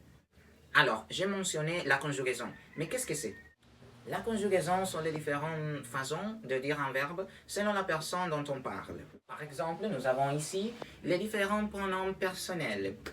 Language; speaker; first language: French; non-native, fluent; Spanish